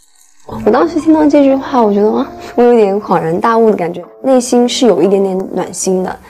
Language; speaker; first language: Chinese; native; Chinese